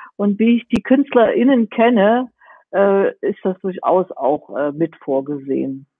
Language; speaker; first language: German; native; German